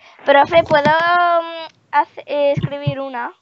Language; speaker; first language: Spanish; native; Spanish